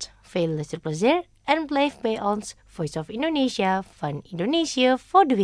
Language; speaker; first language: Dutch; non-native, fluent; Indonesian